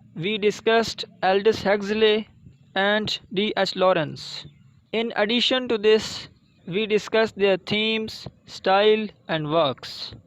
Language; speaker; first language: English; non-native, local second language; Urdu